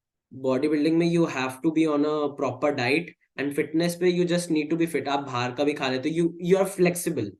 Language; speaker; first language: Hindi; native; Hindi